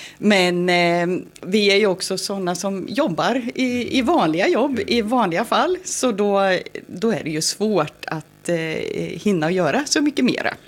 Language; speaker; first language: Swedish; native; Swedish